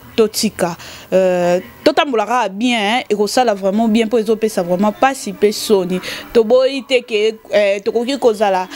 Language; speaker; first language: Lingala; non-native, local second language; Luba-Lulua